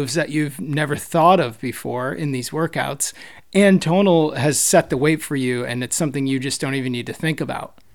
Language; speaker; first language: English; native; English